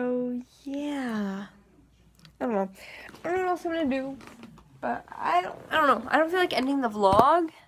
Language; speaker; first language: English; native; English